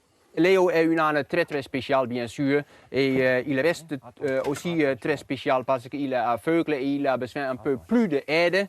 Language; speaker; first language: French; non-native, learner; Dutch